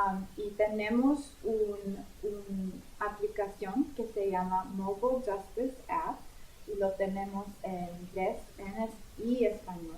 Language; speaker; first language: Spanish; non-native, fluent; English